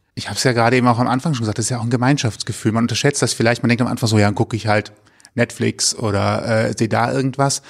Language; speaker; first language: German; native; German